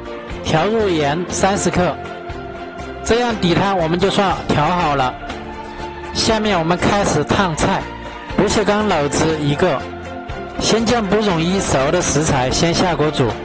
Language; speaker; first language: Chinese; native; Chinese